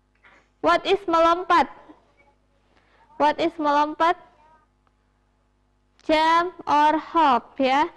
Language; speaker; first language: English; non-native, fluent; Indonesian